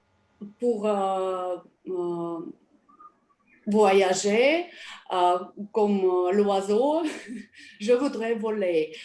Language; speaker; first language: French; non-native, learner; Russian